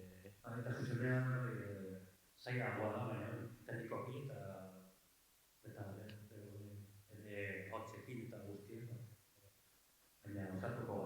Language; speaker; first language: Basque; non-native, local second language; Spanish